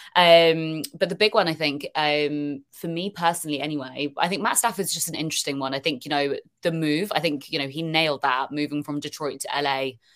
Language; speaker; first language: English; native; English